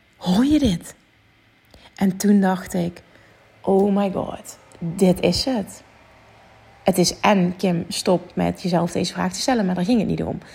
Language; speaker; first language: Dutch; native; Dutch